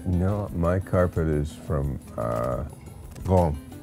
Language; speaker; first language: English; native; English